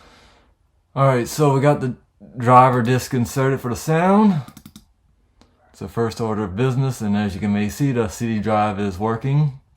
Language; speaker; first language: English; native; English